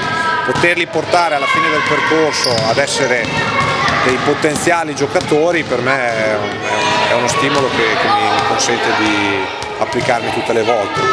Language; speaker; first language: Italian; native; Italian